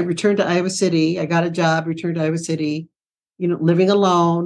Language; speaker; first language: English; native; English